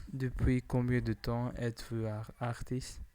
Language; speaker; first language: French; non-native, learner; English